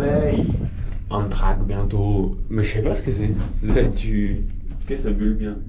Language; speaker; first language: French; native; French